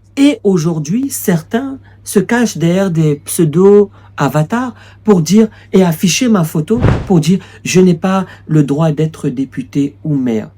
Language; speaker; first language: French; native; French